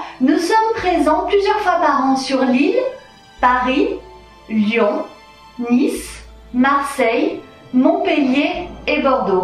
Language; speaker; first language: French; native; French